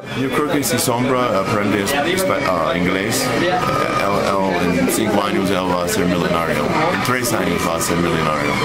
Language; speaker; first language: Spanish; non-native, fluent; English